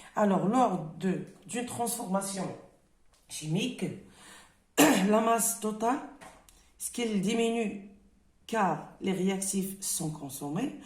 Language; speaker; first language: French; non-native, local second language; Arabic